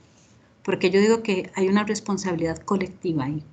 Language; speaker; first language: Spanish; native; Spanish